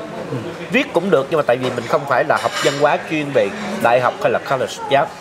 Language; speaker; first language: Vietnamese; native; Vietnamese